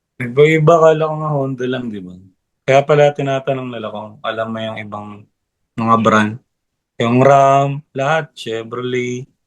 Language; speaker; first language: Filipino; non-native, local second language; Bikol